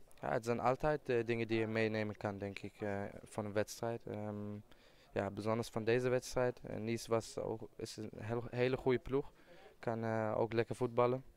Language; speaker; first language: Dutch; non-native, fluent; German